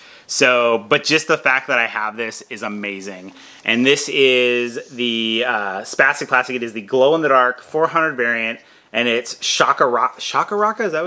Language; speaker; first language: English; native; English